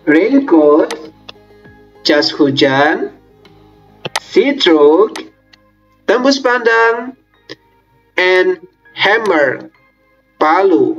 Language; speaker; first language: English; non-native, learner; Indonesian